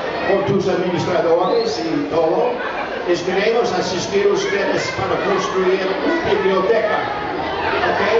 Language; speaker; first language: Spanish; non-native, fluent; English